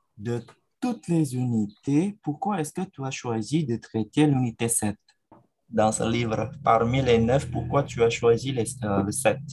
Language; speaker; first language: French; non-native, fluent; Indonesian